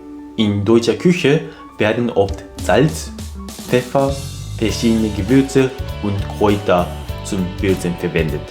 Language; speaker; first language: German; non-native, fluent; Japanese